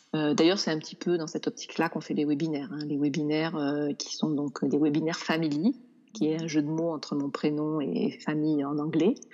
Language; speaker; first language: French; native; French